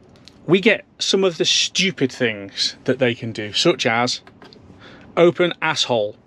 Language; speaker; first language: English; native; English